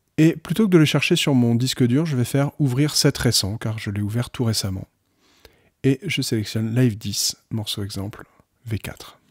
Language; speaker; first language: French; native; French